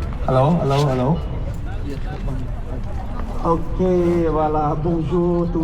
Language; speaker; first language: French; early bilingual, other home language; Khmer